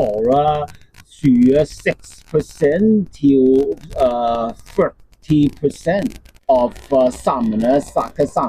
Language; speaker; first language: Norwegian; non-native, fluent; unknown